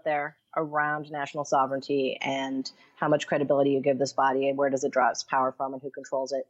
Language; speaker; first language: English; native; English